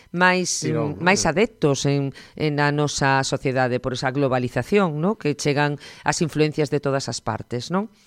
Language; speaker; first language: Galician; native; Galician